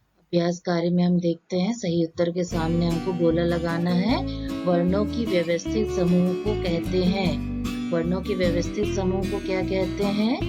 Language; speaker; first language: Hindi; native; Hindi